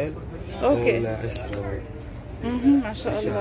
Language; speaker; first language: Arabic; native; Arabic